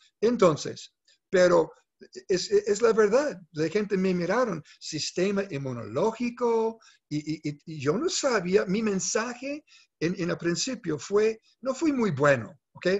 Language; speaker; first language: Spanish; non-native, fluent; English